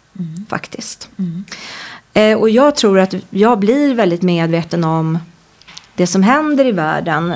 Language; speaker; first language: Swedish; native; Swedish